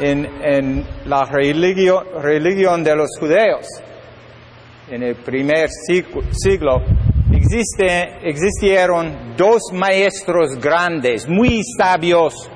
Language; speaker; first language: Spanish; non-native, learner; English